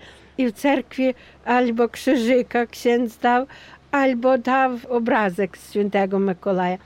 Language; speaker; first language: Polish; non-native, local second language; Ukrainian